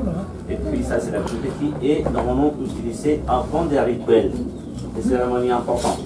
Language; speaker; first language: French; non-native, fluent; Spanish